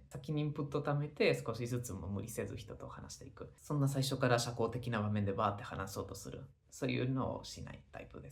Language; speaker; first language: Japanese; non-native, fluent; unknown